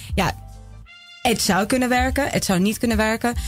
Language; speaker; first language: Dutch; non-native, fluent; Spanish